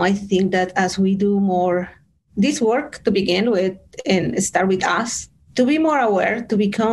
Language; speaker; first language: English; non-native, fluent; Spanish